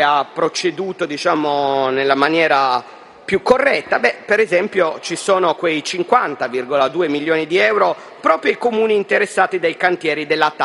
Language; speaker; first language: Italian; native; Italian